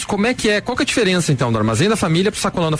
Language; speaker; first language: Portuguese; native; Portuguese